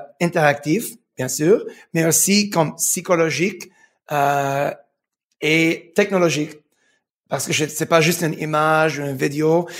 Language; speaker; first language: French; non-native, fluent; English